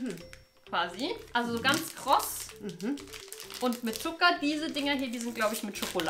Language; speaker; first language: German; native; German